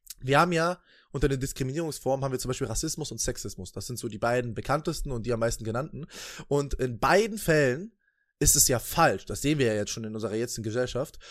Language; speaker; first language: German; native; German